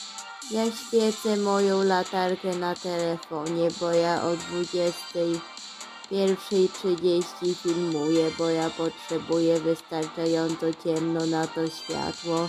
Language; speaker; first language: Polish; early bilingual, heritage; Polish